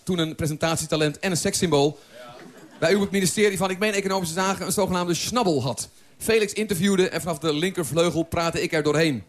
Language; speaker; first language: Dutch; native; Dutch